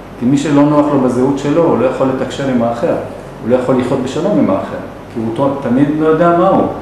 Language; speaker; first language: Hebrew; non-native, local second language; Arabic